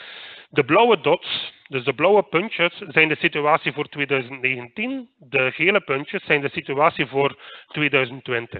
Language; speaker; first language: Dutch; native; Dutch